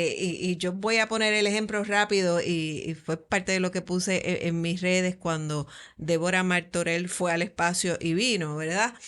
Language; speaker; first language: Spanish; native; Spanish